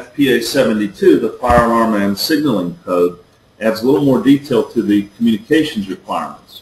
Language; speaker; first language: English; native; English